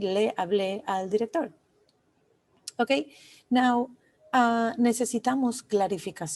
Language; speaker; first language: Spanish; non-native, fluent; English